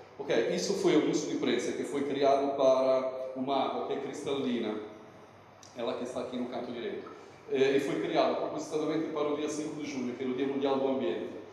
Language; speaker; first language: Portuguese; non-native, fluent; Italian